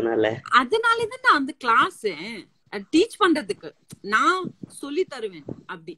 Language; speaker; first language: Tamil; non-native, local second language; Assamese